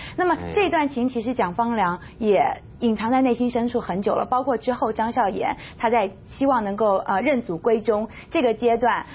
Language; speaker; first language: Chinese; native; Chinese